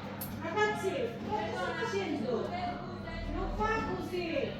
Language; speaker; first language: Italian; non-native, learner; Filipino